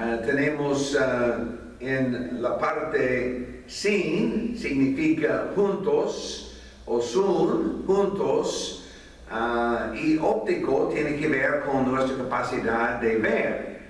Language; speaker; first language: Spanish; non-native, fluent; English